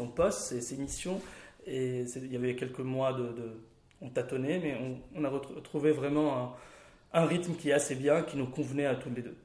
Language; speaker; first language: French; non-native, local second language; Arabic